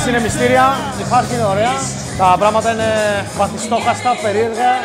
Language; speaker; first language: Greek; native; Greek